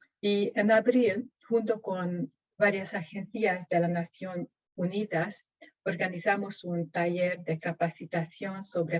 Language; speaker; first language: Spanish; non-native, fluent; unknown